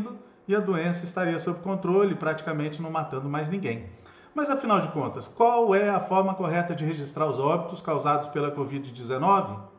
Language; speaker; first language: Portuguese; native; Portuguese